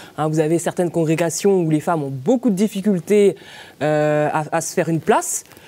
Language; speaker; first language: French; native; French